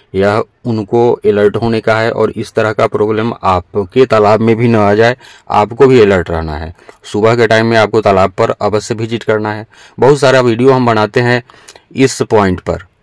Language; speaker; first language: Hindi; native; Hindi